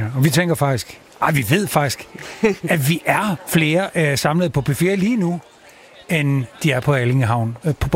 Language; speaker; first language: Danish; native; Danish